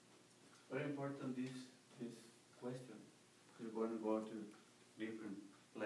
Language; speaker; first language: English; non-native, learner; Spanish